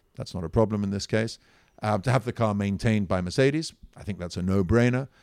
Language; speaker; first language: English; non-native, fluent; Italian